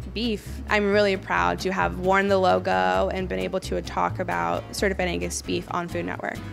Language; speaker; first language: English; native; English